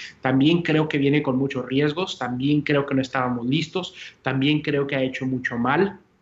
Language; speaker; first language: Spanish; early bilingual, heritage; Spanish